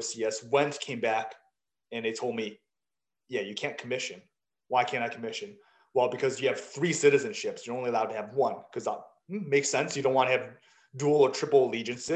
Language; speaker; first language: English; early bilingual, other home language; Chinese